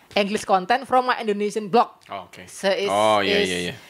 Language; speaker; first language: English; non-native, learner; Indonesian